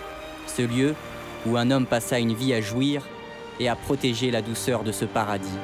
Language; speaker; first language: French; native; French